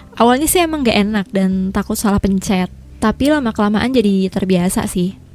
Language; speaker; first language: Indonesian; native; Indonesian